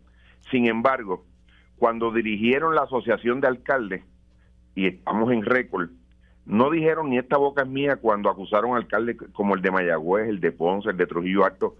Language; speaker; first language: Spanish; native; Spanish